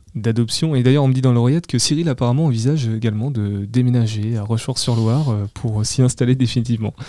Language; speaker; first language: French; native; French